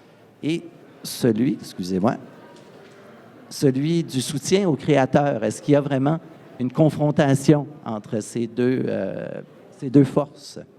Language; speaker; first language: French; native; French